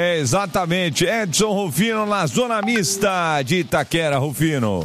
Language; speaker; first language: Portuguese; native; Portuguese